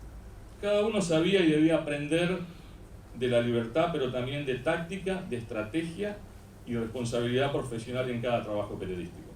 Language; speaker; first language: Spanish; native; Spanish